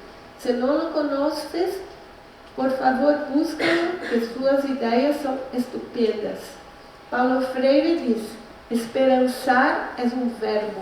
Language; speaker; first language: Spanish; non-native, learner; Portuguese